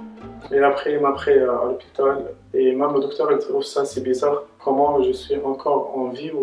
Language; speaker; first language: French; non-native, local second language; Arabic